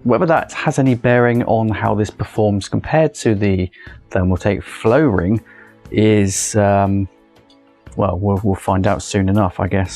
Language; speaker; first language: English; native; English